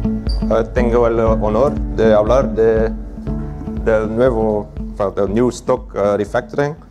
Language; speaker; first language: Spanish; non-native, learner; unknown